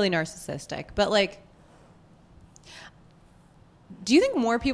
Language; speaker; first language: English; native; English